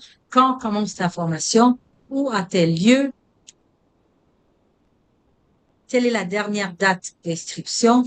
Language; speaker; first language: French; non-native, fluent; Hindi